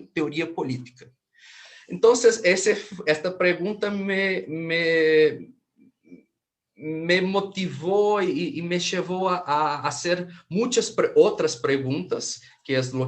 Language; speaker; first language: Spanish; non-native, fluent; Portuguese